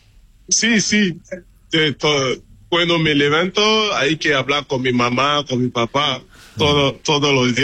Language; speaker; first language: Spanish; non-native, learner; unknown